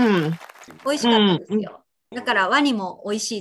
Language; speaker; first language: Japanese; native; Japanese